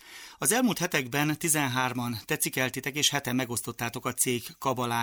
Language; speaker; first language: Hungarian; native; Hungarian